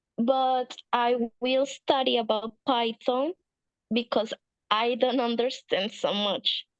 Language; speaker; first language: English; non-native, learner; Spanish